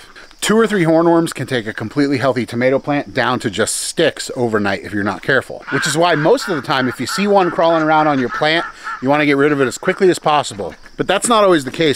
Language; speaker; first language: English; native; English